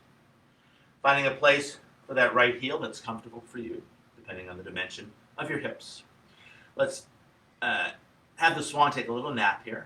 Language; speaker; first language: English; native; English